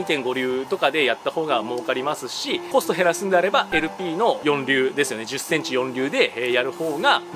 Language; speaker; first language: Japanese; native; Japanese